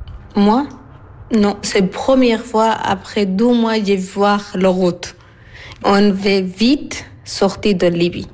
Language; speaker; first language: French; non-native, learner; Arabic